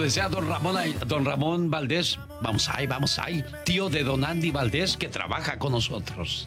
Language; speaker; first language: Spanish; native; Spanish